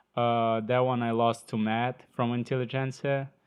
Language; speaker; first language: English; non-native, learner; Ukrainian